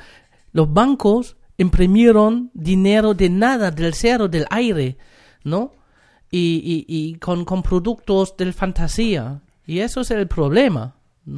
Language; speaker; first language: Spanish; non-native, fluent; German